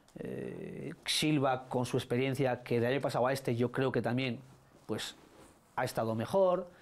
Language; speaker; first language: Spanish; native; Spanish